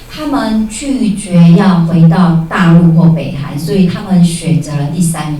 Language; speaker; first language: Chinese; native; Chinese